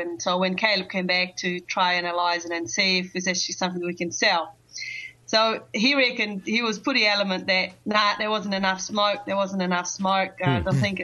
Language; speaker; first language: English; non-native, fluent; Portuguese